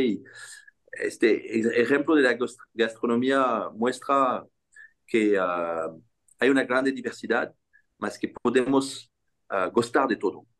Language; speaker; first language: Spanish; non-native, fluent; French